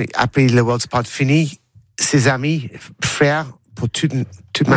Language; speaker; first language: French; non-native, learner; English